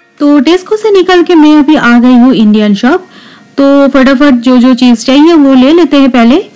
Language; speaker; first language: Hindi; non-native, local second language; Bangla